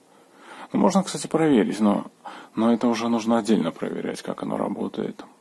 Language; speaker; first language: Russian; native; Russian